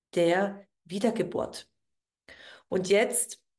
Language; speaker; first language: German; native; German